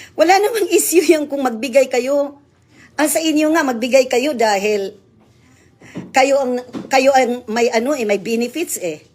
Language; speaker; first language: Filipino; non-native, local second language; Cebuano